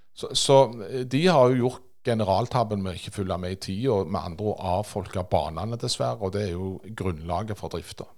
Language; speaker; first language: Norwegian; native; Norwegian